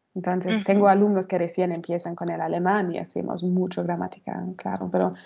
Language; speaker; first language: Spanish; non-native, fluent; German